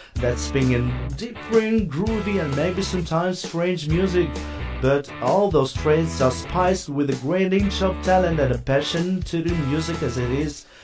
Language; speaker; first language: English; non-native, fluent; Ukrainian